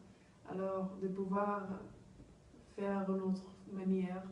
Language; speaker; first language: French; non-native, learner; Spanish